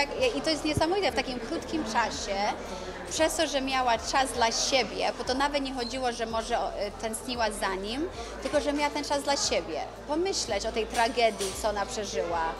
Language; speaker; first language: Polish; early bilingual, other home language; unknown